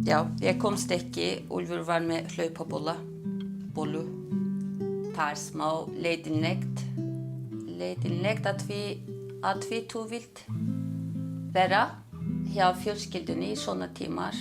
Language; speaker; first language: Icelandic; non-native, fluent; Turkish